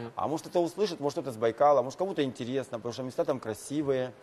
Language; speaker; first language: Russian; native; Russian